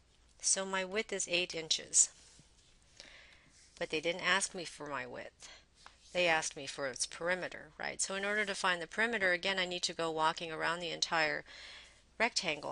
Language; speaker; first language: English; native; English